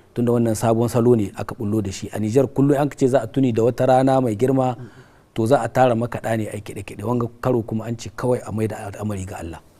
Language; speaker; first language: Hausa; native; Hausa